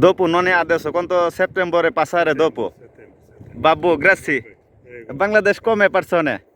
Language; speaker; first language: Italian; non-native, learner; Bangla